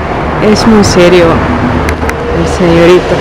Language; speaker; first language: Spanish; non-native, fluent; Russian